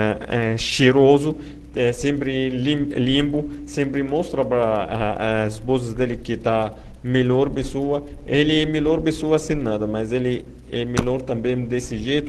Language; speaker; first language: Portuguese; non-native, fluent; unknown